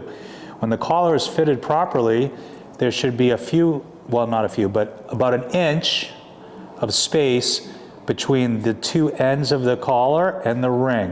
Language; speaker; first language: English; native; English